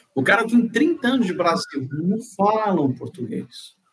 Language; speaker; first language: Portuguese; non-native, fluent; Arabic